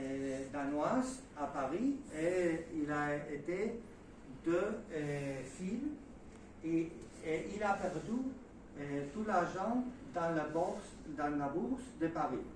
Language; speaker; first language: French; non-native, learner; Spanish